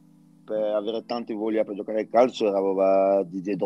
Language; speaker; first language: Italian; non-native, fluent; French